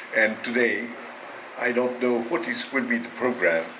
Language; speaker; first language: English; non-native, fluent; Vietnamese